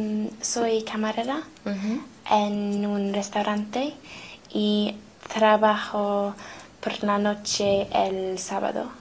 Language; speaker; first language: Spanish; non-native, learner; English